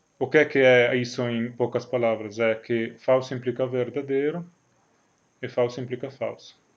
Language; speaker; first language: Portuguese; non-native, fluent; Italian